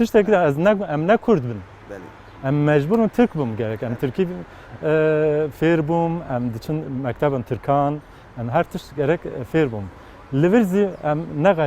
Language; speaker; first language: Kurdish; non-native, local second language; Zaza